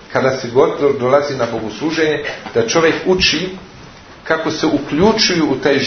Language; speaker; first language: Serbian; early bilingual, heritage; Serbian